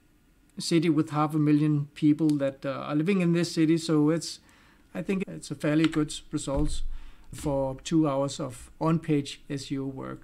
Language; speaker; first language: English; non-native, fluent; Danish